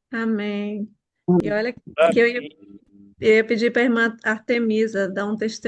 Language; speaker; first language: Portuguese; native; Portuguese